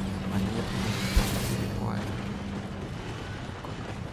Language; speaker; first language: Spanish; native; Spanish